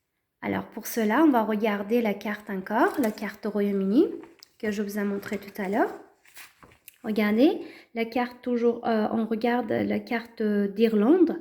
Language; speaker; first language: French; non-native, fluent; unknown